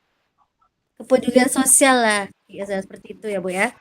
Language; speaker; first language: Malay; native; Malay